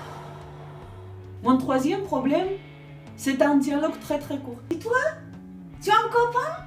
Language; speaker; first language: French; non-native, fluent; Ukrainian